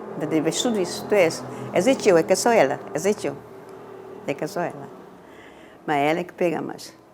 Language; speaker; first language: Portuguese; non-native, local second language; Kabuverdianu